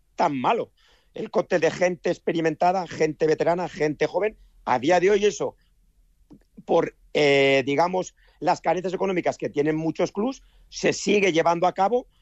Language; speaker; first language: Spanish; native; Spanish